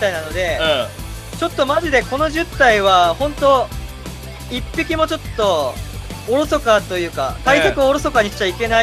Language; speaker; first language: Japanese; native; Japanese